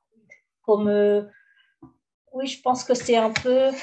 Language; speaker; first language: French; early bilingual, heritage; French